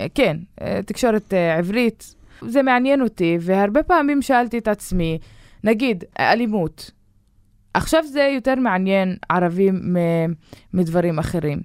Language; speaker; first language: Hebrew; non-native, local second language; Arabic